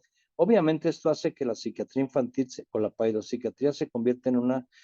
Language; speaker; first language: Spanish; native; Spanish